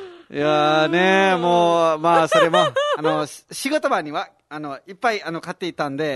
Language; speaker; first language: Japanese; non-native, fluent; Nepali